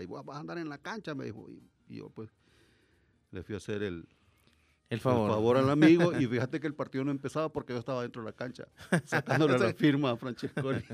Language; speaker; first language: Spanish; native; Spanish